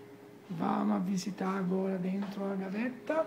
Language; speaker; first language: Portuguese; non-native, fluent; Italian